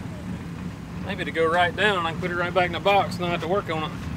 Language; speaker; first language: English; native; English